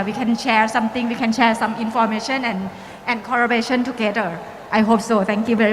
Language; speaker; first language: English; non-native, learner; Thai